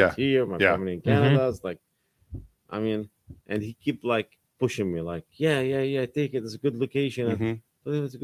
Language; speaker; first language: English; non-native, learner; Arabic